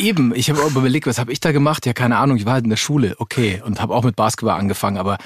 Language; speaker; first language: German; native; German